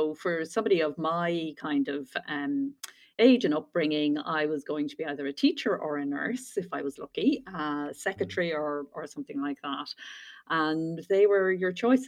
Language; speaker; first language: English; native; English